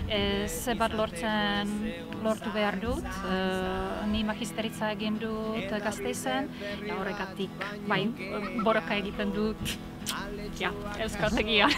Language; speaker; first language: Basque; non-native, learner; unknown